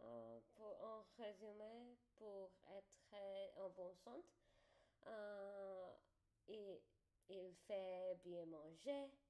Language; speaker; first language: French; non-native, learner; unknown